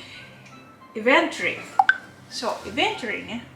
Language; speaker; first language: English; non-native, learner; Japanese